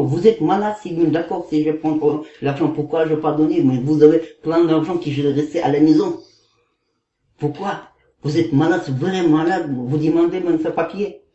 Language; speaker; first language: French; non-native, learner; Kazakh